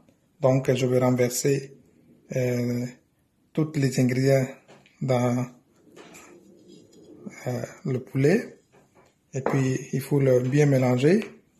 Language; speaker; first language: French; non-native, fluent; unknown